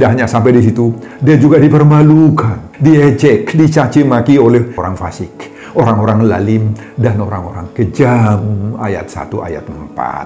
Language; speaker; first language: Indonesian; non-native, local second language; Batak Toba